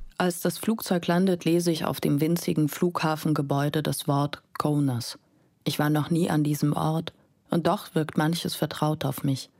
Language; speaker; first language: German; non-native, fluent; Lithuanian